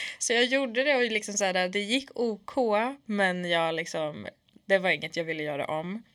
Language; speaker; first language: Swedish; early bilingual, other home language; Kurdish